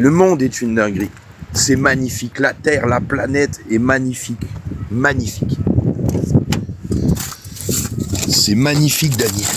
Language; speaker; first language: French; native; French